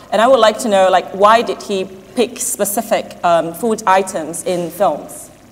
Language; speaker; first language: English; non-native, fluent; Chinese